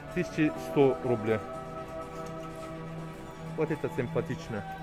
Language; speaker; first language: Russian; non-native, learner; Turkish